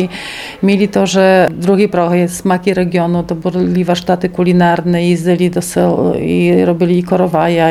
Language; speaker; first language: Polish; non-native, local second language; Ukrainian